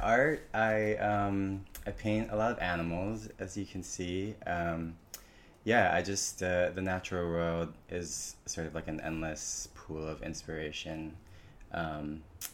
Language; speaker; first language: English; native; English